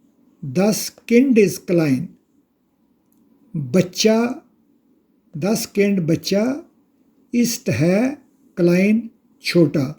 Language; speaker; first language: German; non-native, fluent; Urdu